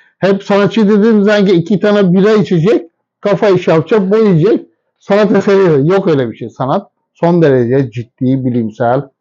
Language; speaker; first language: Turkish; non-native, fluent; Persian